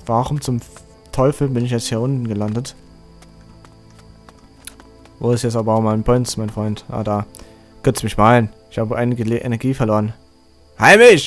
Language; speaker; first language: German; native; German